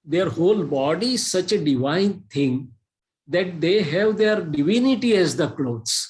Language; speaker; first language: English; non-native, local second language; Gujarati